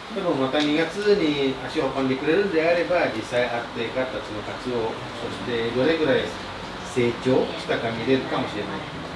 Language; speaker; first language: Japanese; non-native, fluent; Indonesian